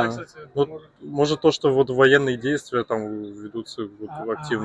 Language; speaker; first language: Russian; native; Russian